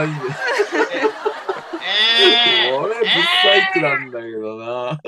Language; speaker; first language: Japanese; native; Japanese